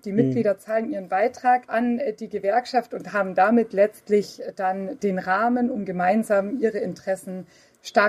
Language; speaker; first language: German; native; German